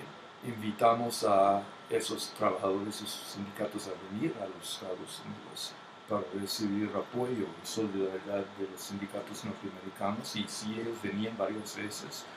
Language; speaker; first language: Spanish; non-native, fluent; English